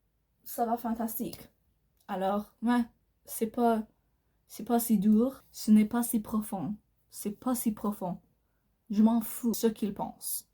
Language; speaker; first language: French; non-native, learner; English